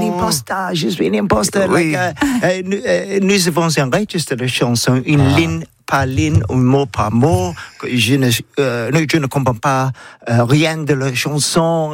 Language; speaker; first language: French; non-native, learner; English